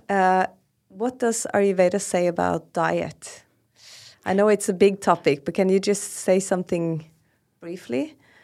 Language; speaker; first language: English; non-native, fluent; Norwegian